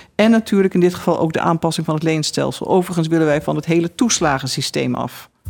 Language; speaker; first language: Dutch; native; Dutch